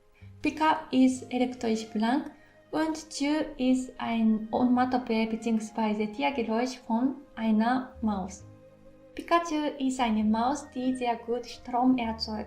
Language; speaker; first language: German; non-native, fluent; Japanese